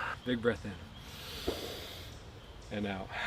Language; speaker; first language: English; native; English